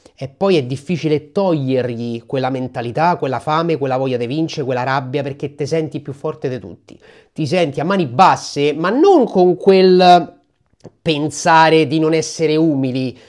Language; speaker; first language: Italian; native; Italian